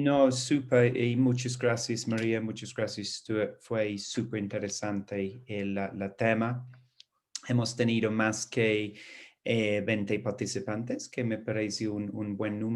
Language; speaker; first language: Spanish; non-native, fluent; English